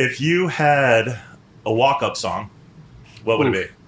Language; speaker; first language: English; native; English